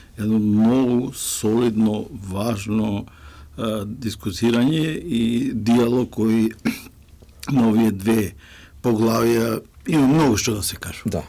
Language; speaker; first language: Macedonian; non-native, local second language; Romany